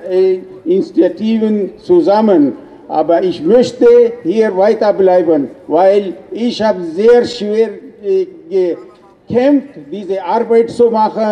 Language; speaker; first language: German; non-native, learner; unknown